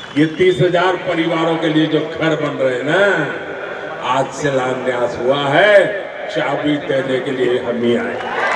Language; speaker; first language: Hindi; non-native, local second language; Gujarati